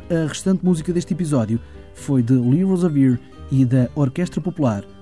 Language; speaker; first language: Portuguese; early bilingual, heritage; German